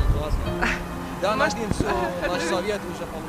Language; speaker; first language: Russian; non-native, learner; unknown